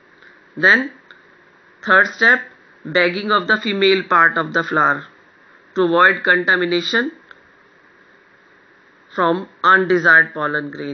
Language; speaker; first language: English; non-native, local second language; Hindi